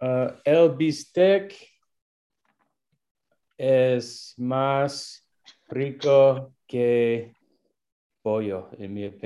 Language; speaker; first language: Spanish; non-native, learner; English